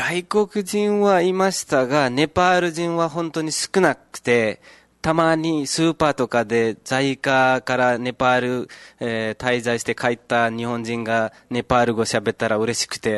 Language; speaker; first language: Japanese; non-native, fluent; Nepali